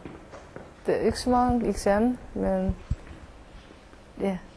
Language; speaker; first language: Danish; non-native, learner; Chinese